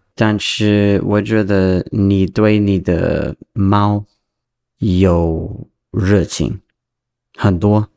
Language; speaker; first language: Chinese; non-native, learner; English